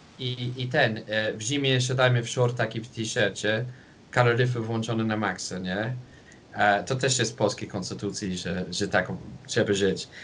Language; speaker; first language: Polish; non-native, fluent; English